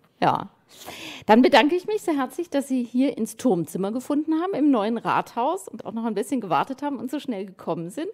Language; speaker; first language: German; native; German